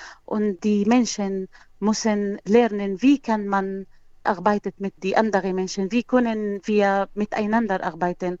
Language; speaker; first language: German; non-native, learner; Arabic